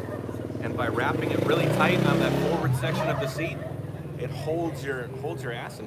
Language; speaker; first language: English; native; English